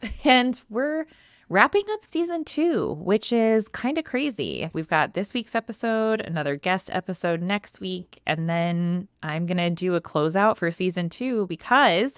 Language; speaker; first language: English; native; English